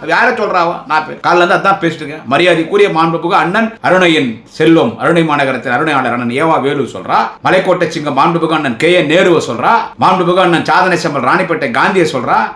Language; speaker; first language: Tamil; non-native, local second language; Telugu